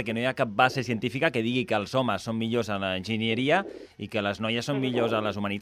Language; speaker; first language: Catalan; native; Catalan